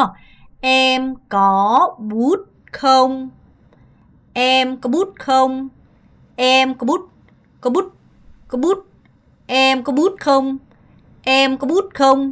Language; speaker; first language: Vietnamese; non-native, fluent; Korean